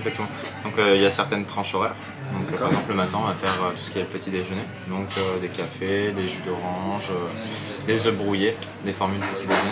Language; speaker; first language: French; native; French